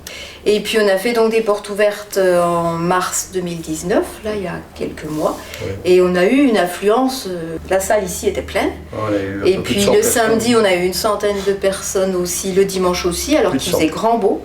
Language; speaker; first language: French; native; French